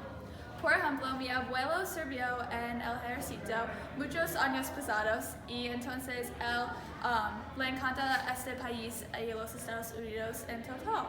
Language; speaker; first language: Spanish; non-native, learner; English